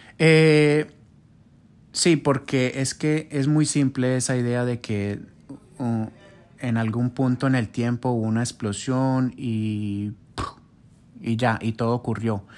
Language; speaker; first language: Spanish; early bilingual, heritage; Spanish